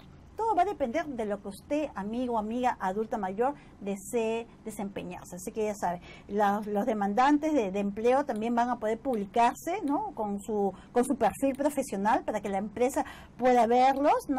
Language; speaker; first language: Spanish; native; Spanish